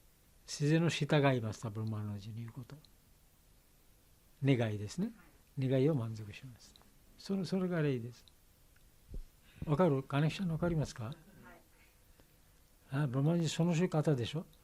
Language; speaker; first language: Japanese; non-native, learner; Bangla